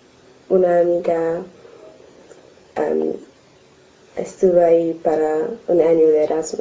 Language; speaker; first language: Spanish; non-native, learner; English